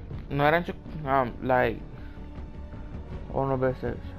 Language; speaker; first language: English; early bilingual, other home language; Spanish